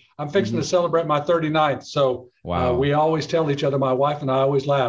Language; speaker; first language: English; native; English